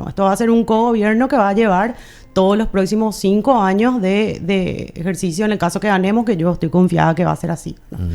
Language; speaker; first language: Spanish; native; Spanish